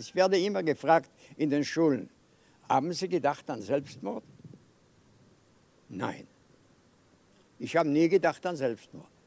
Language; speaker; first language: German; non-native, fluent; Yiddish